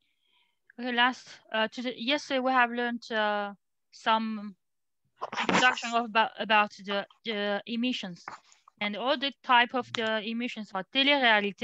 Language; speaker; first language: English; non-native, learner; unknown